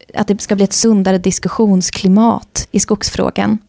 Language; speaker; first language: Swedish; native; Swedish